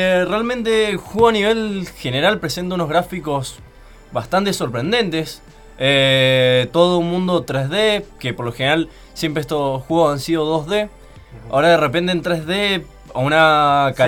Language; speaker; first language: Spanish; native; Spanish